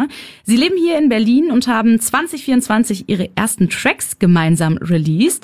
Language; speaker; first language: German; native; German